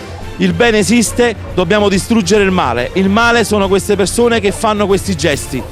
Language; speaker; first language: Italian; native; Italian